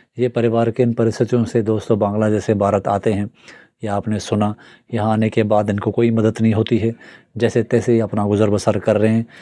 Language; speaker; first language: Hindi; native; Hindi